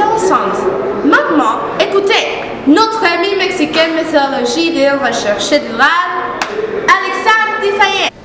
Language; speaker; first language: French; non-native, learner; Spanish